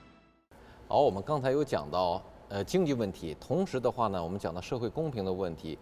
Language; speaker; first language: Chinese; native; Chinese